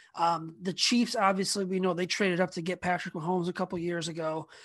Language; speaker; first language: English; native; English